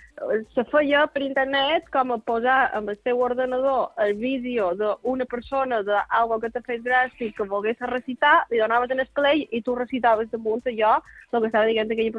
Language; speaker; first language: Catalan; native; Catalan